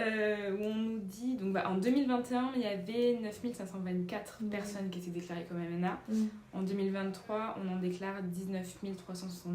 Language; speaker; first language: French; native; French